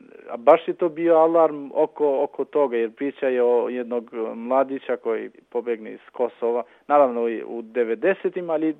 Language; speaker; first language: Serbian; non-native, local second language; Albanian